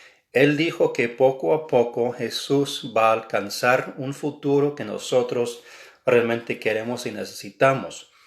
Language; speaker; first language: Spanish; non-native, fluent; English